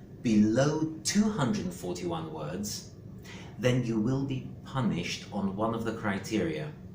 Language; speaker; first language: English; non-native, fluent; Greek